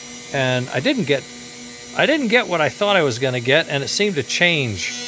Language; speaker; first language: English; native; English